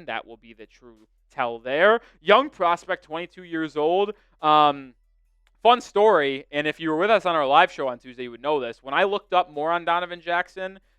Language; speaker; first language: English; native; English